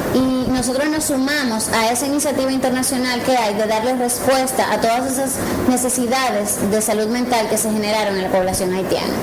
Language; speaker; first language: Spanish; native; Spanish